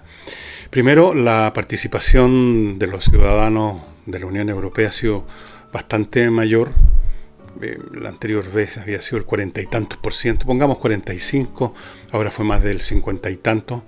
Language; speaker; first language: Spanish; native; Spanish